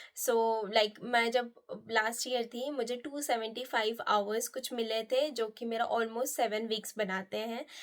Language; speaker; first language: Hindi; non-native, local second language; Nepali